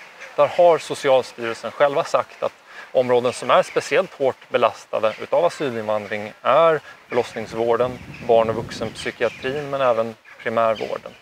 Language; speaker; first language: Swedish; native; Swedish